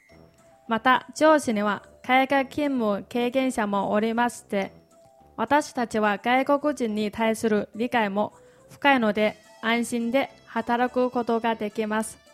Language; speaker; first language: Japanese; non-native, fluent; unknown